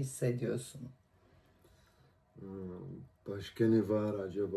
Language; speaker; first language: Turkish; non-native, learner; Swedish